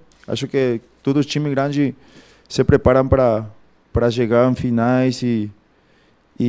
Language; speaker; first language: Portuguese; non-native, fluent; Spanish